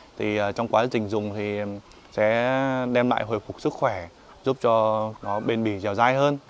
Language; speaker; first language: Vietnamese; non-native, local second language; Tày